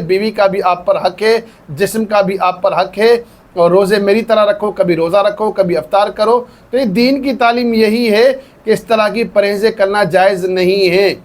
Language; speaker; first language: Urdu; non-native, local second language; Sindhi